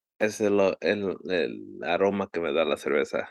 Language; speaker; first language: Spanish; early bilingual, heritage; Spanish